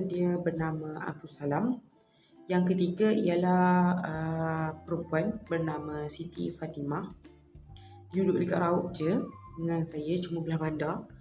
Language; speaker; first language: Malay; native; Malay